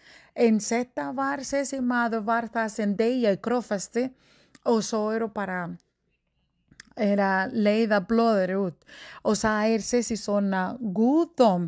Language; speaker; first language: Icelandic; non-native, learner; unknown